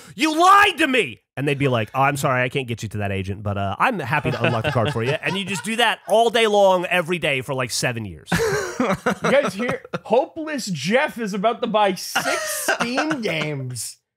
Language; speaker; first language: English; native; English